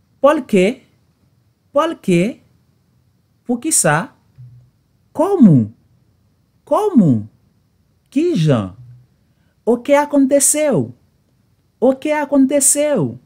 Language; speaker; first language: Portuguese; non-native, learner; Haitian Creole